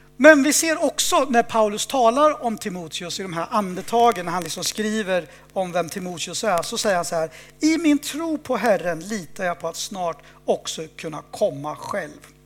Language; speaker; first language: Swedish; native; Swedish